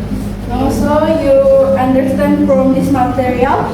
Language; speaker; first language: English; non-native, learner; Indonesian